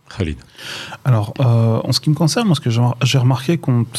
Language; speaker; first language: French; non-native, local second language; Arabic